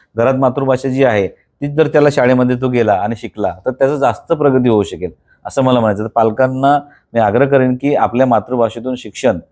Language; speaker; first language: Marathi; non-native, local second language; Bhili